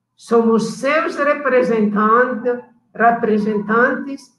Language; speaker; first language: Portuguese; non-native, fluent; Italian